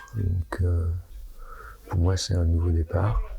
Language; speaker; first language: French; native; French